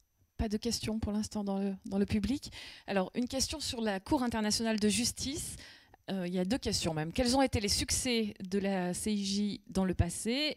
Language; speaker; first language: French; native; French